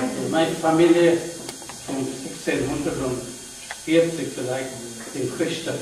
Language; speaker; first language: German; non-native, learner; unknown